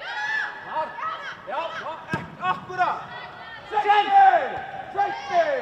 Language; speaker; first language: Icelandic; non-native, learner; Swedish